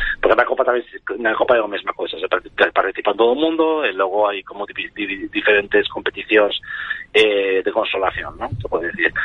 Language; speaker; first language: Galician; non-native, local second language; Spanish